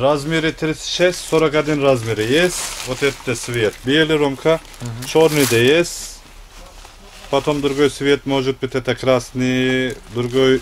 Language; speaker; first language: Russian; non-native, learner; Turkish